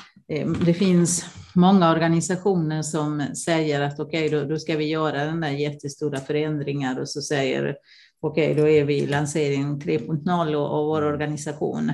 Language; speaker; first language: Swedish; non-native, fluent; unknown